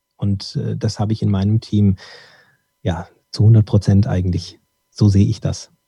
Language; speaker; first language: German; early bilingual, other home language; Turkish